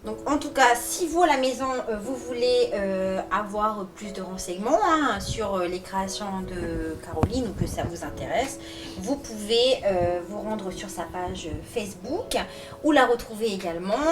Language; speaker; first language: French; native; French